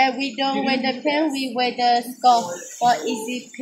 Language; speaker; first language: English; non-native, learner; Hmong